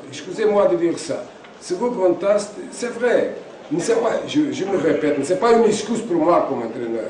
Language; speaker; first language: French; non-native, fluent; Portuguese